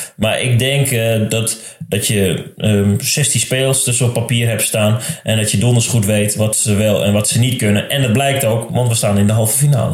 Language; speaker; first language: Dutch; native; Dutch